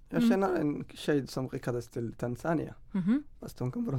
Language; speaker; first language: Swedish; non-native, fluent; Somali